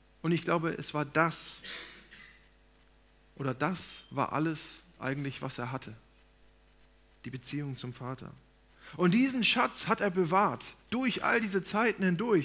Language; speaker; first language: German; native; German